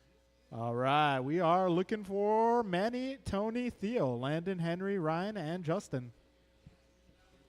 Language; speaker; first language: English; native; English